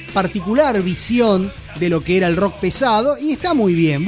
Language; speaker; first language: Spanish; native; Spanish